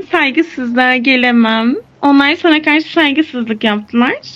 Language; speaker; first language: Turkish; native; Turkish